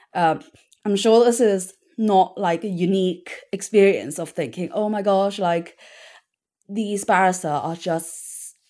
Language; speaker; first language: English; non-native, local second language; Cantonese